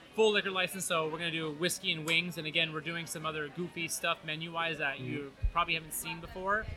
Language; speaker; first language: English; native; English